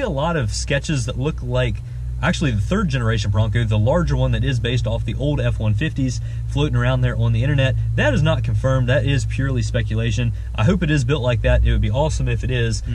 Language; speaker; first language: English; native; English